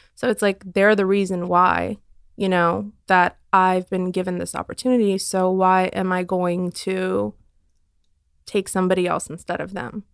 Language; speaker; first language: English; non-native, fluent; Armenian